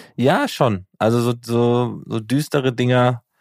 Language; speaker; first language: German; native; German